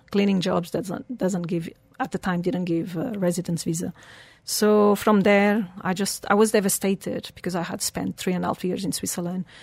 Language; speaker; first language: English; non-native, fluent; Portuguese